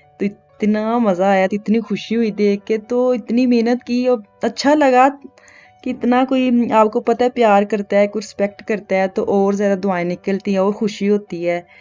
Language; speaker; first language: Urdu; native; Urdu